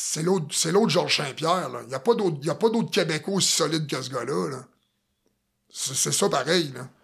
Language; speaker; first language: French; native; French